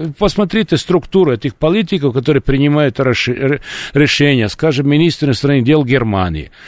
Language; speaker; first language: Russian; non-native, fluent; Serbian